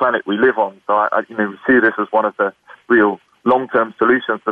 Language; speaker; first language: English; native; English